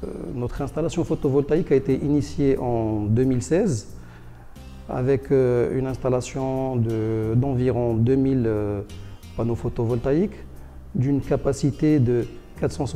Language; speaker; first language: French; non-native, local second language; Arabic